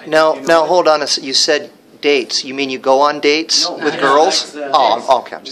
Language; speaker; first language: English; native; English